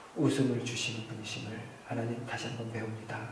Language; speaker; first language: Korean; native; Korean